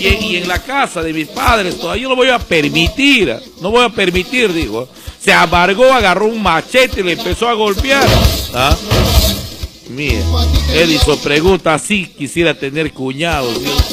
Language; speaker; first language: Spanish; native; Spanish